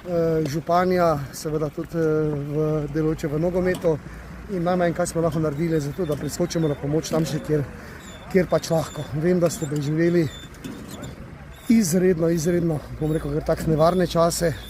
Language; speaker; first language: Slovenian; native; Slovenian